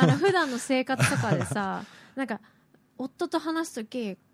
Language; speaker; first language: Japanese; native; Japanese